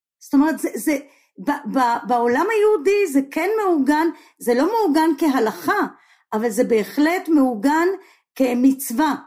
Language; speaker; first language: Hebrew; native; Hebrew